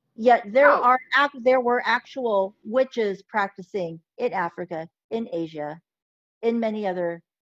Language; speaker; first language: English; early bilingual, other home language; Filipino